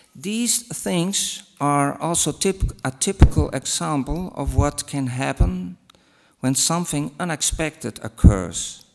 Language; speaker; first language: English; non-native, fluent; Western Frisian